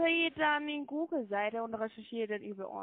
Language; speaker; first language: German; non-native, fluent; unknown